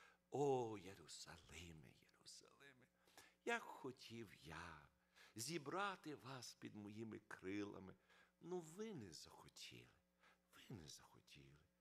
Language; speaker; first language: Ukrainian; early bilingual, heritage; Ukrainian